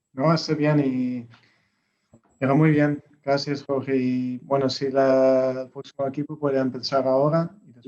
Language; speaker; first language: Spanish; non-native, learner; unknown